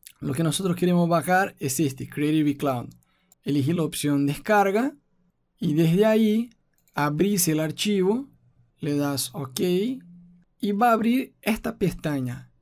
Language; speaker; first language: Spanish; non-native, fluent; Portuguese